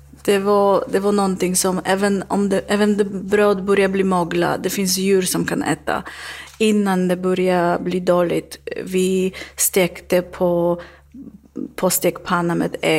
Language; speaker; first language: Swedish; non-native, learner; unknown